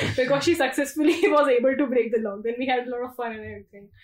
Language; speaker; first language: English; non-native, local second language; Hindi